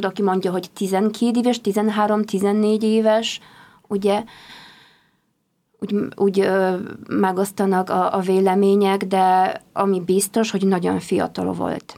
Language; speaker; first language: Hungarian; non-native, fluent; Polish